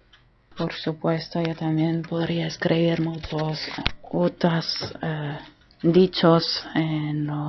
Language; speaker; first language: Spanish; non-native, fluent; German